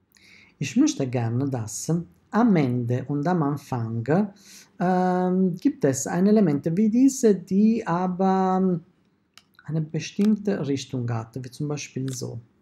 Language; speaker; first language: German; non-native, fluent; Italian